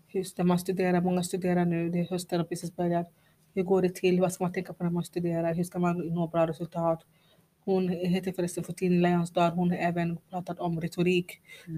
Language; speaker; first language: Swedish; non-native, fluent; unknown